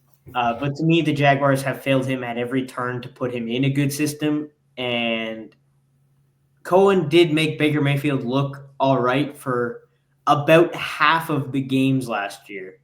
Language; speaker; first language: English; native; English